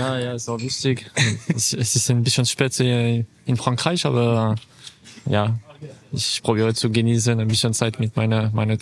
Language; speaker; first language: German; non-native, learner; French